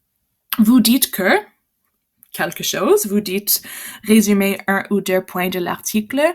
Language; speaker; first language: French; non-native, local second language; English